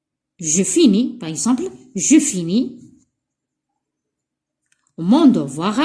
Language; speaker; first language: French; non-native, local second language; Arabic